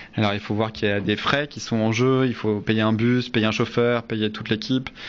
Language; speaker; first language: French; native; French